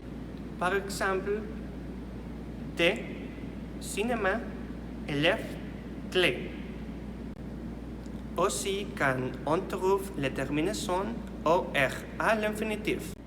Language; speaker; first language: French; non-native, learner; Spanish